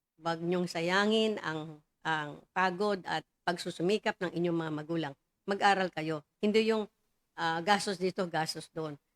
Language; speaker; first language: Filipino; native; Filipino